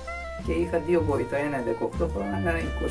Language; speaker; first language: Greek; non-native, learner; Persian